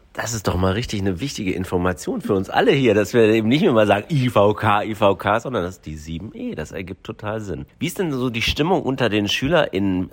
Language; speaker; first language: German; native; German